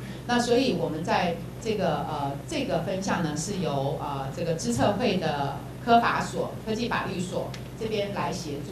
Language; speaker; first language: Chinese; native; Chinese